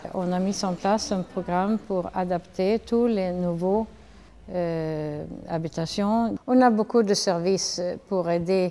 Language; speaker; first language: French; non-native, fluent; Swedish